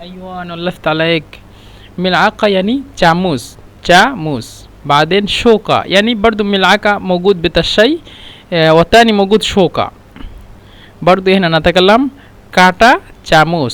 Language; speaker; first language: Arabic; non-native, fluent; Bangla